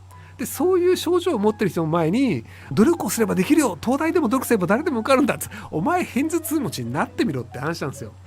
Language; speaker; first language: Japanese; native; Japanese